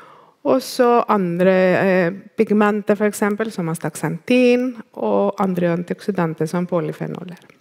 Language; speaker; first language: Norwegian; non-native, fluent; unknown